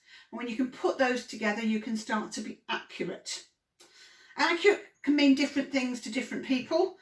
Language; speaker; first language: English; native; English